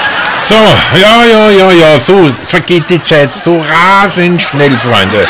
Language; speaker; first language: German; native; German